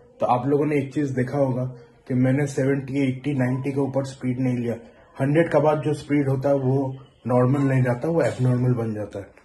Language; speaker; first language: Hindi; non-native, local second language; Bangla